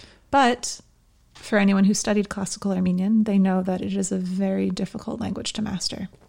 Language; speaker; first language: English; native; English